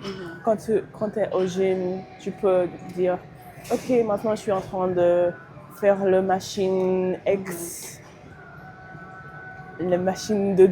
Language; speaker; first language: French; non-native, fluent; English